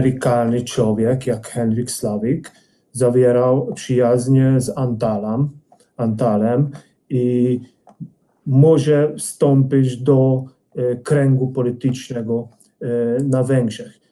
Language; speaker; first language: Polish; non-native, fluent; Hungarian